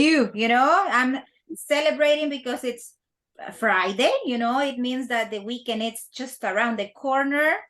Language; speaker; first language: English; non-native, fluent; Spanish